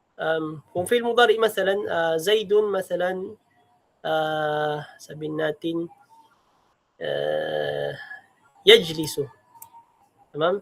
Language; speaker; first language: Arabic; non-native, fluent; Filipino